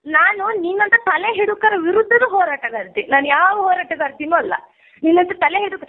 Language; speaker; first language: Kannada; native; Kannada